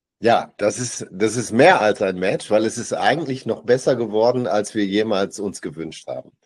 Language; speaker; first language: German; native; German